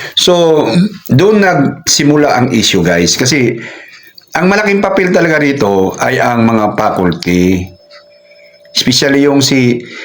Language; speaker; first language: Filipino; non-native, local second language; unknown